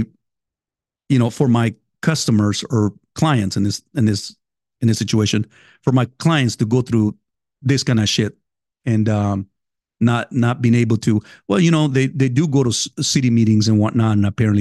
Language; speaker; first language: English; non-native, fluent; Spanish